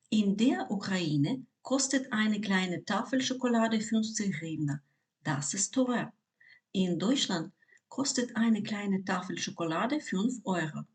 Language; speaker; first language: German; non-native, fluent; Ukrainian